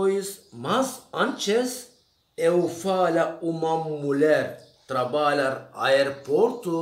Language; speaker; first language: Portuguese; non-native, learner; Turkish